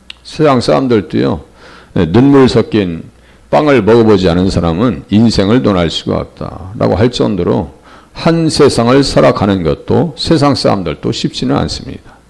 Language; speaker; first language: Korean; native; Korean